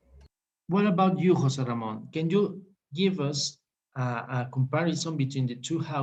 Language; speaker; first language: English; non-native, fluent; Spanish